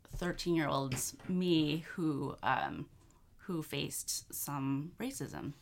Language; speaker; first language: English; native; English